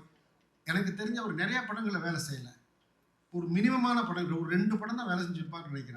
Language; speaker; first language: Tamil; native; Tamil